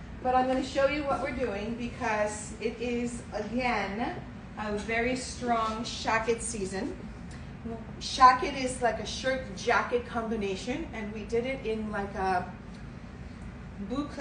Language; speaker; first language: English; native; English